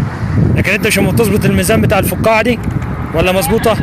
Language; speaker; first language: Arabic; native; Arabic